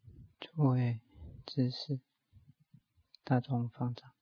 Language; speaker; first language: Chinese; native; Chinese